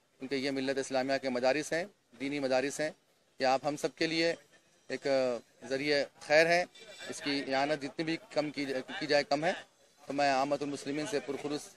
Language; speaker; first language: Urdu; native; Urdu